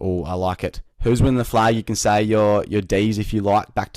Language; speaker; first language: English; native; English